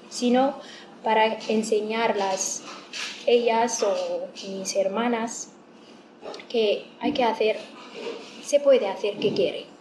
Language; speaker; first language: Spanish; non-native, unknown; Amharic